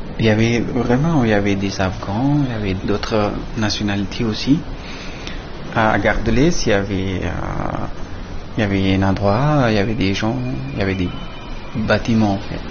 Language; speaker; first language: French; non-native, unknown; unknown